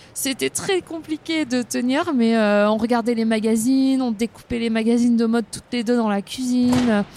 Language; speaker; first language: French; native; French